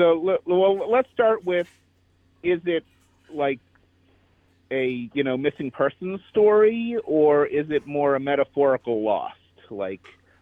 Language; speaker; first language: English; native; English